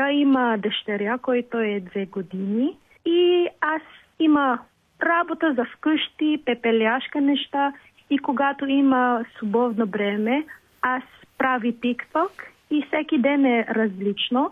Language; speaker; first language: Bulgarian; non-native, learner; Filipino